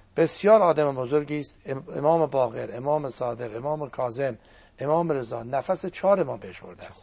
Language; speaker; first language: Persian; non-native, local second language; Azerbaijani